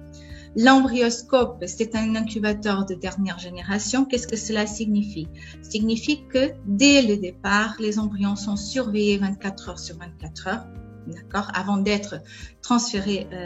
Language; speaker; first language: French; non-native, fluent; Portuguese